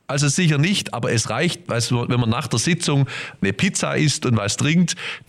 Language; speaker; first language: German; native; German